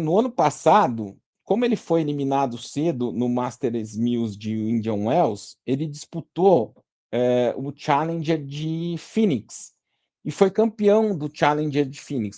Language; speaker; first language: Portuguese; native; Portuguese